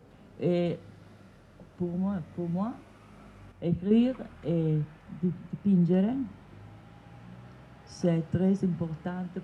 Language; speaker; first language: French; non-native, learner; Italian